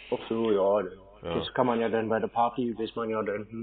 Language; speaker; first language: German; native; German